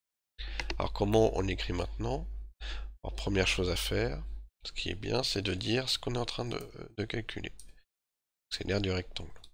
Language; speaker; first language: French; native; French